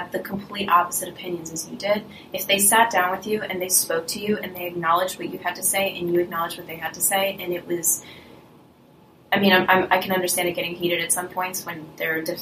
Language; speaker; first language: English; early bilingual, other home language; Russian